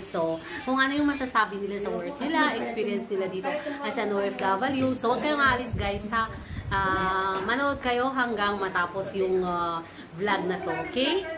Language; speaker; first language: Filipino; native; Filipino